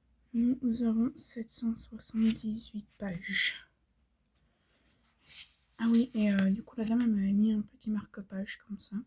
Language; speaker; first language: French; native; French